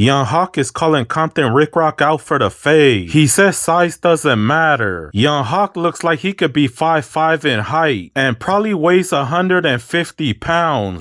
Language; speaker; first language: English; native; English